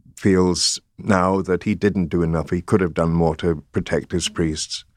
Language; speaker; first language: English; native; English